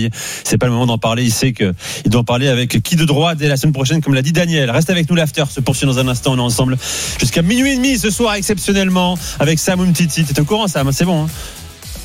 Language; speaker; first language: French; native; French